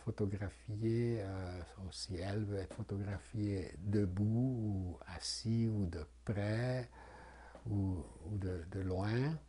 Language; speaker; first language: French; non-native, fluent; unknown